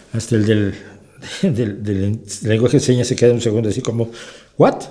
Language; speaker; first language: Spanish; native; Spanish